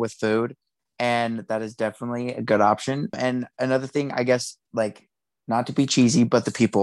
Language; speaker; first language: English; native; English